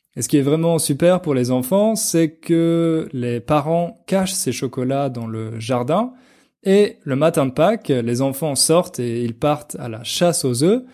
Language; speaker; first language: French; native; French